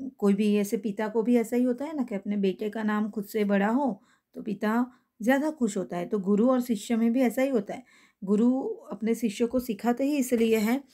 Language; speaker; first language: Hindi; non-native, local second language; Gujarati